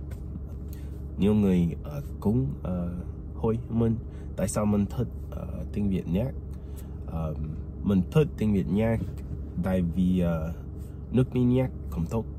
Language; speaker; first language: Vietnamese; non-native, learner; English